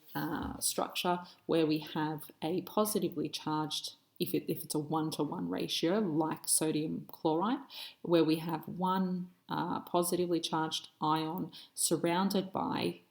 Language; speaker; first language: English; native; English